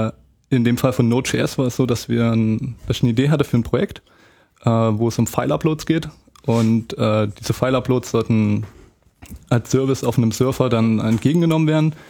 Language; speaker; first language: German; native; German